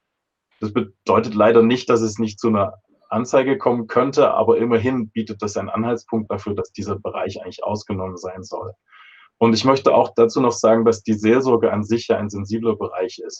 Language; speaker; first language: German; native; German